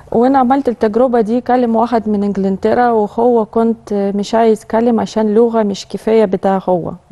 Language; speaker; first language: Arabic; non-native, learner; Russian